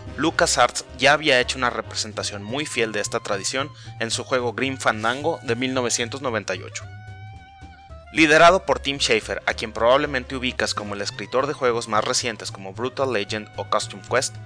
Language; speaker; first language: Spanish; native; Spanish